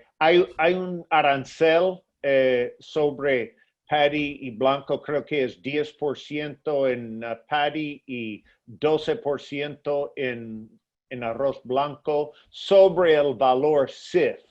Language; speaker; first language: Spanish; non-native, fluent; English